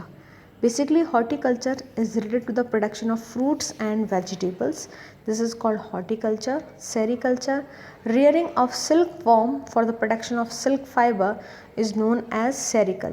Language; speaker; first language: English; non-native, local second language; Hindi